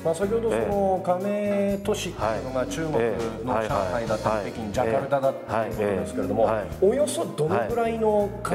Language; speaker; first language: Japanese; native; Japanese